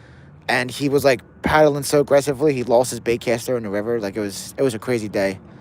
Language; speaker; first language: English; native; English